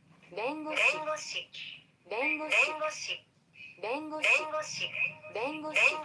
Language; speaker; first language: Japanese; non-native, learner; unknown